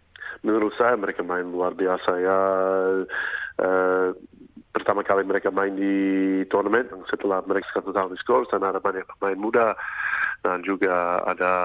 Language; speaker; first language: Indonesian; non-native, fluent; English